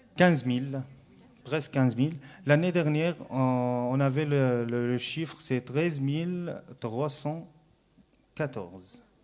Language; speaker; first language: French; non-native, fluent; Arabic